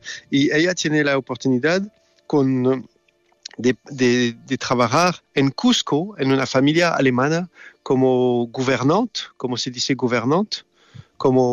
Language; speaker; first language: Spanish; non-native, learner; French